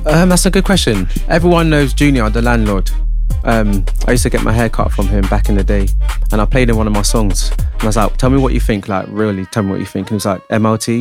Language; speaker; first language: English; native; English